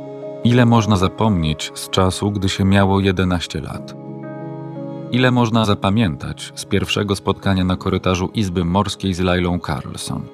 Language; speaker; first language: Polish; native; Polish